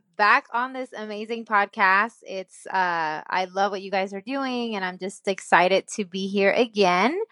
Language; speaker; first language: English; non-native, fluent; Spanish